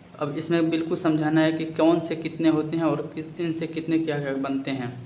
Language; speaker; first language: Hindi; native; Hindi